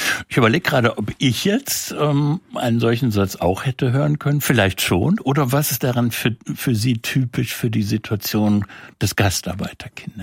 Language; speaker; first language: German; native; German